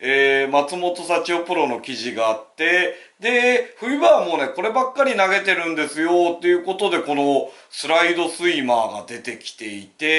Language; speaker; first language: Japanese; native; Japanese